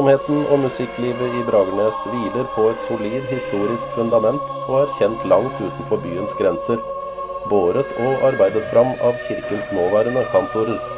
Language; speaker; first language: Norwegian; native; Norwegian